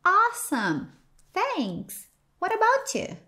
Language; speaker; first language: English; non-native, fluent; Portuguese